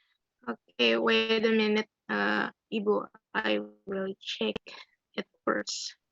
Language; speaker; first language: English; non-native, learner; Indonesian